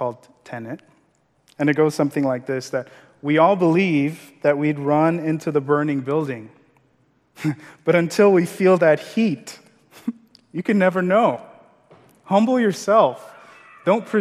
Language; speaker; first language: English; non-native, local second language; Yoruba